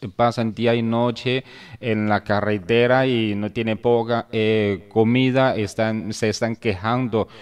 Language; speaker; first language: Spanish; non-native, fluent; Chinese